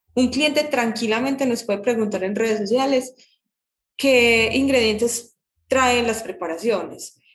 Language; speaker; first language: Spanish; native; Spanish